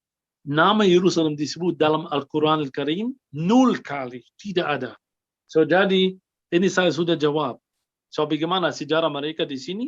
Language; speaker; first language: Indonesian; non-native, fluent; Arabic